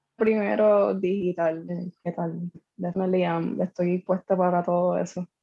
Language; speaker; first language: Spanish; native; Spanish